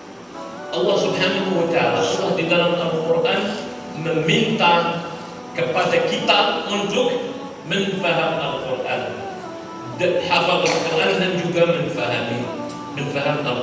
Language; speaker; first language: Indonesian; non-native, learner; Arabic